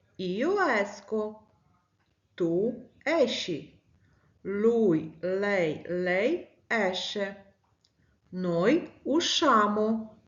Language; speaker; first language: Italian; non-native, fluent; Ukrainian